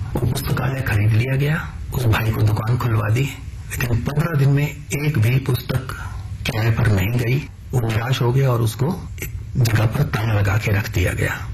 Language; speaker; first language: Hindi; non-native, local second language; Punjabi